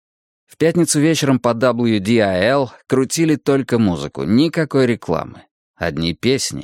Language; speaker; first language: Russian; native; Russian